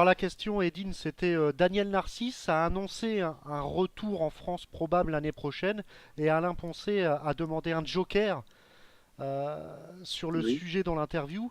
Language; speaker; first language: French; native; French